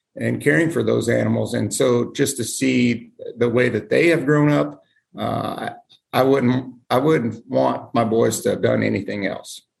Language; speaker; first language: English; native; English